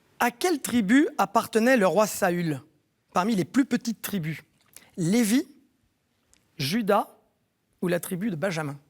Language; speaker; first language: French; native; French